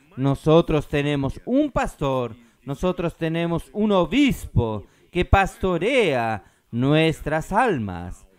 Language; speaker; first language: Spanish; non-native, fluent; Portuguese